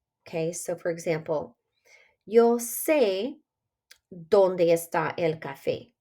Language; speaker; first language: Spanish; non-native, fluent; English